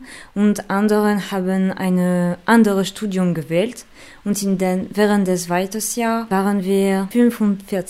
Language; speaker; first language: German; non-native, fluent; French